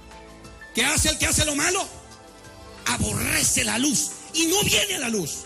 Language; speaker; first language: Spanish; native; Spanish